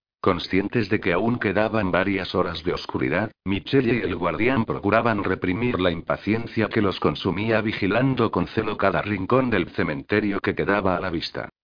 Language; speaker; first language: Spanish; native; Spanish